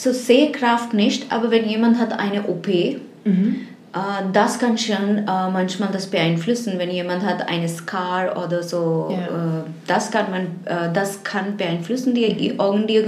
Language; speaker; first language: German; non-native, fluent; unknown